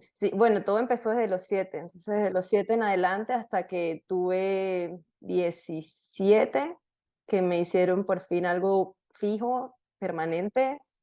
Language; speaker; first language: Spanish; native; Spanish